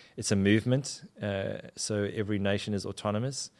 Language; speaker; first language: English; native; English